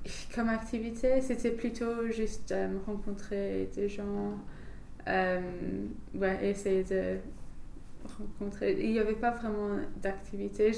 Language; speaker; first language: French; non-native, fluent; English